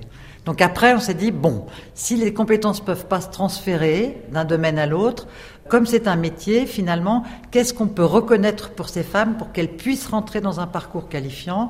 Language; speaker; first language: French; native; French